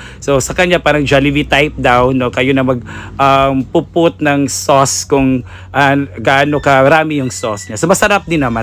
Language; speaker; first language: Filipino; non-native, local second language; Cebuano